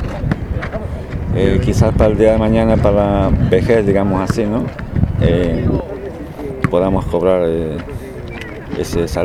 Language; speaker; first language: Spanish; native; Spanish